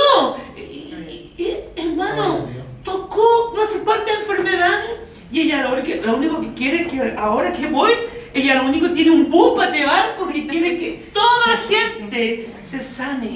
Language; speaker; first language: Spanish; native; Spanish